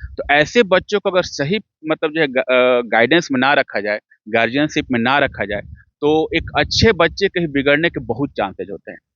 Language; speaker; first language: Hindi; native; Hindi